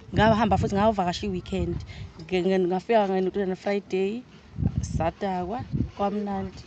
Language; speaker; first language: Zulu; native; Zulu